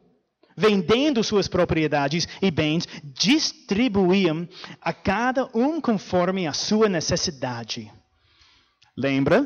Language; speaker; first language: Portuguese; non-native, fluent; English